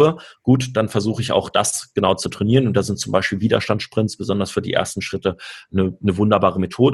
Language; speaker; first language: German; native; German